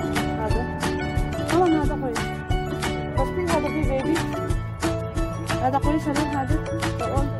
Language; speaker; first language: Arabic; non-native, learner; Filipino